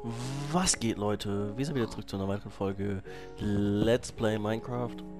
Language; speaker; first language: German; native; German